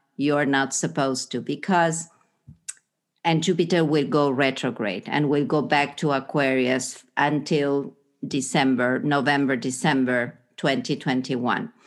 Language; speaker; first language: English; non-native, fluent; Spanish